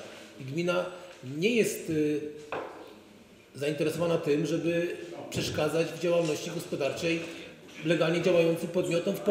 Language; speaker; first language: Polish; native; Polish